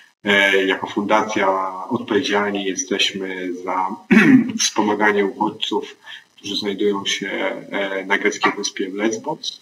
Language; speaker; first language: Polish; native; Polish